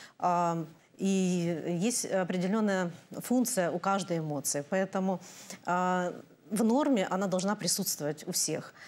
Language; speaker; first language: Russian; native; Russian